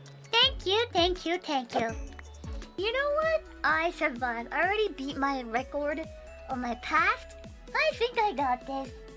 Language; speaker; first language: English; non-native, fluent; Japanese